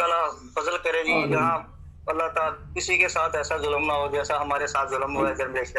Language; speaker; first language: Hindi; non-native, local second language; Punjabi